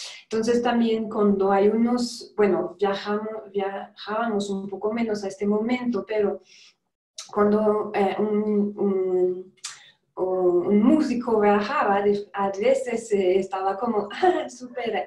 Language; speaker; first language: Spanish; non-native, fluent; French